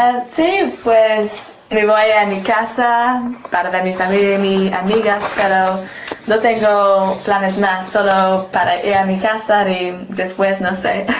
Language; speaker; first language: Spanish; non-native, learner; English